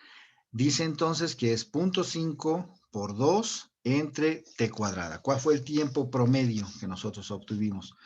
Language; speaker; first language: Spanish; native; Spanish